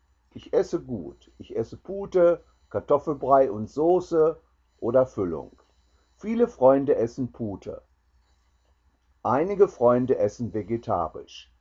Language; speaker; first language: German; non-native, learner; English